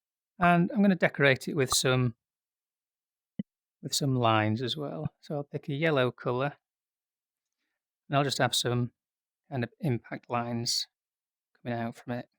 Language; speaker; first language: English; native; English